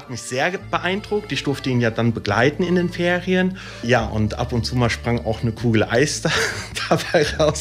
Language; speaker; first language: German; early bilingual, other home language; Italian